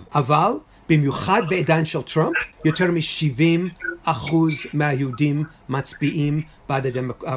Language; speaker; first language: Hebrew; non-native, fluent; English